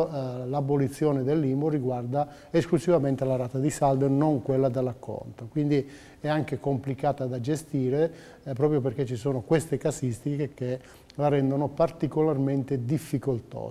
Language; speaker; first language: Italian; native; Italian